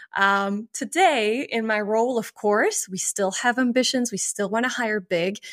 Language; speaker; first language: English; non-native, fluent; French